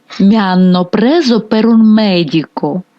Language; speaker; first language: Italian; non-native, fluent; Ukrainian